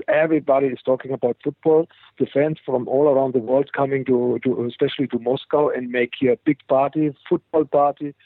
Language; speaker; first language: English; non-native, fluent; German